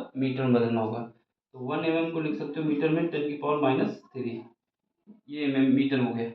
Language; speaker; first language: Hindi; native; Hindi